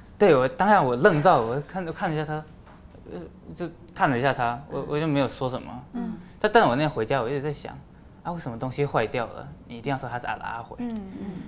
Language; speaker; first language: Chinese; native; Chinese